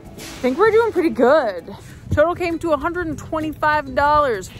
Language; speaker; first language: English; native; English